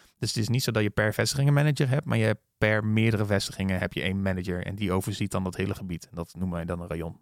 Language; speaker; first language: Dutch; native; Dutch